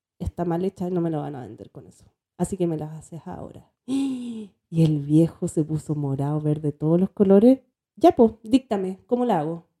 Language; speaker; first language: Spanish; native; Spanish